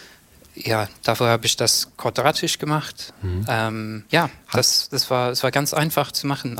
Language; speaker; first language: German; non-native, learner; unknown